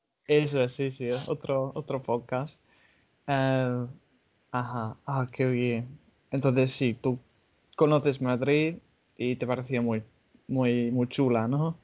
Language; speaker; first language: Spanish; non-native, fluent; English